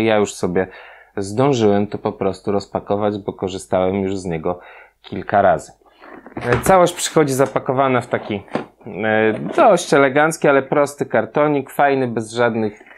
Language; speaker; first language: Polish; native; Polish